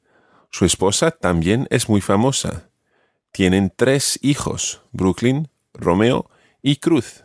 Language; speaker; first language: Spanish; non-native, fluent; English